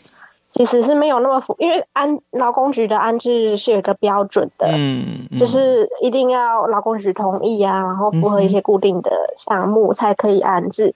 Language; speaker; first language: Chinese; native; Chinese